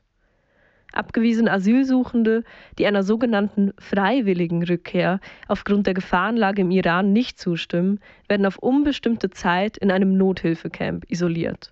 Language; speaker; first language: German; native; German